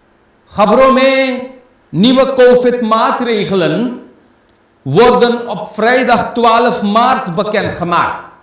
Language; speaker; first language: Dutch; non-native, local second language; Caribbean Hindustani